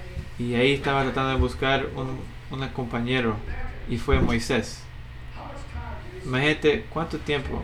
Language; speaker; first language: Spanish; non-native, fluent; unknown